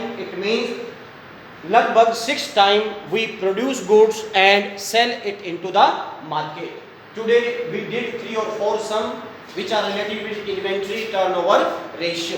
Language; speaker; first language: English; non-native, local second language; Hindi